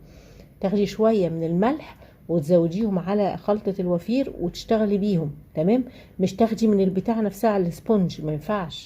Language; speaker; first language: Arabic; native; Arabic